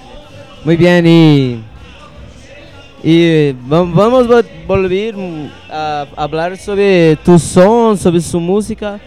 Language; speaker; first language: Spanish; non-native, learner; Portuguese